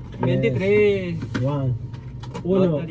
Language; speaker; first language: Spanish; non-native, learner; Gujarati